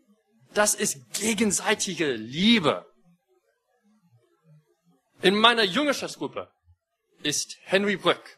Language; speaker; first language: German; non-native, fluent; English